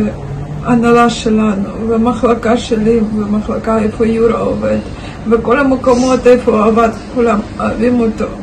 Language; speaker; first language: Hebrew; non-native, learner; Russian